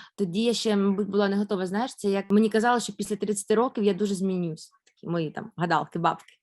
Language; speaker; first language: Ukrainian; non-native, local second language; Russian